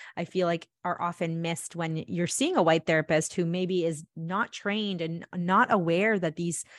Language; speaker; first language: English; early bilingual, other home language; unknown